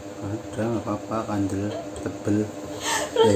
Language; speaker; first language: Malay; non-native, local second language; Javanese